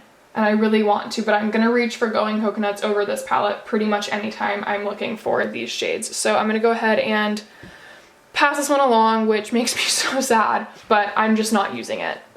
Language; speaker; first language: English; native; English